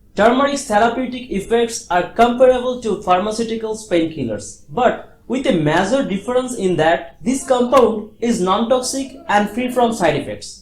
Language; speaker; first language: English; non-native, local second language; Bangla